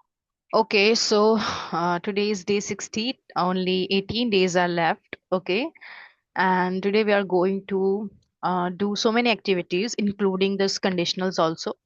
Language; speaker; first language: English; non-native, local second language; Hindi